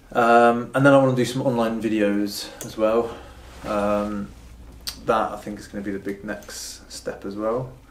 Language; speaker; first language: English; native; English